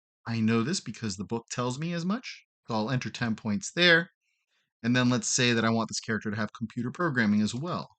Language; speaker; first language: English; native; English